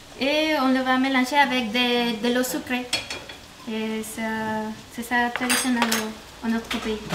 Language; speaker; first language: French; non-native, learner; Spanish